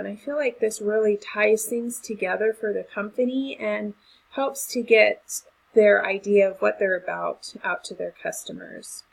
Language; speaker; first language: English; native; English